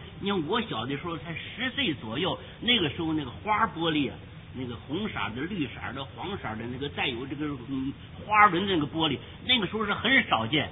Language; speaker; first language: Chinese; native; Chinese